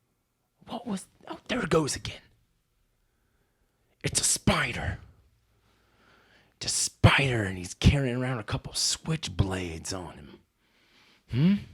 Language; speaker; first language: English; native; English